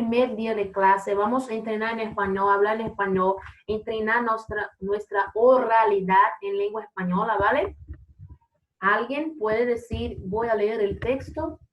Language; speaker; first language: Spanish; non-native, fluent; Portuguese